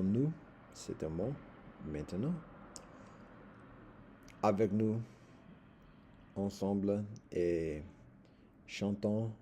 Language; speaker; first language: French; non-native, learner; English